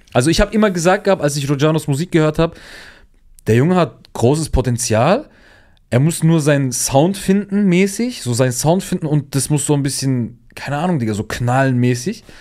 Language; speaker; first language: German; early bilingual, other home language; Turkish